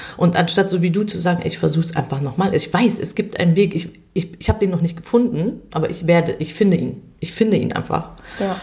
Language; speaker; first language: German; native; German